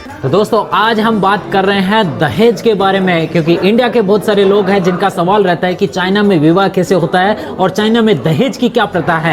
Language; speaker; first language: Hindi; native; Hindi